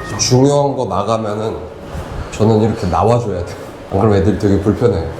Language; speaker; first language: Korean; native; Korean